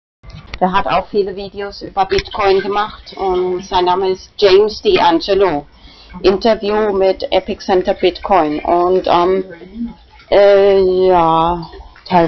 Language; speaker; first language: German; non-native, fluent; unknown